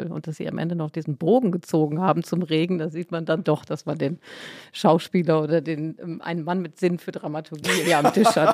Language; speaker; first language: German; native; German